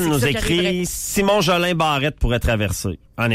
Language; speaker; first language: French; native; French